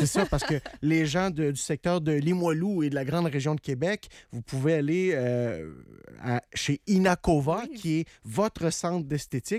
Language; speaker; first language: French; native; French